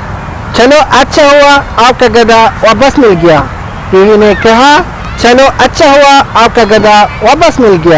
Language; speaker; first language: Hindi; non-native, fluent; Arabic